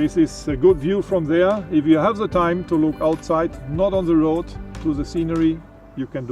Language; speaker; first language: English; non-native, fluent; German